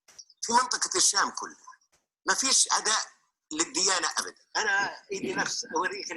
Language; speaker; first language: Arabic; native; Arabic